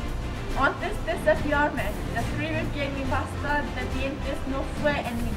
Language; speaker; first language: Spanish; non-native, learner; English